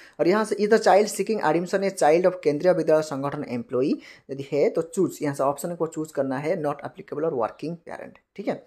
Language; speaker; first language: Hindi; non-native, local second language; Bangla